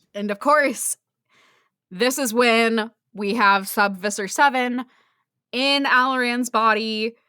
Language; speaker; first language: English; native; English